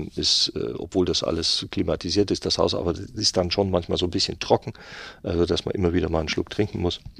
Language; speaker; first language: German; native; German